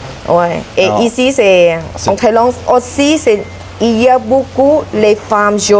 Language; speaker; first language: French; non-native, learner; Thai